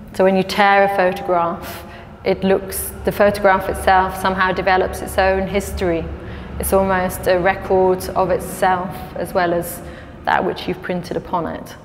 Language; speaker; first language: English; native; English